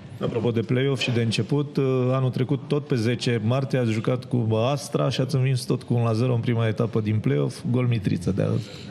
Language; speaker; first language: Romanian; native; Romanian